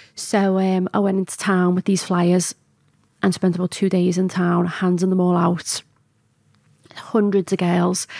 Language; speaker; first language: English; native; English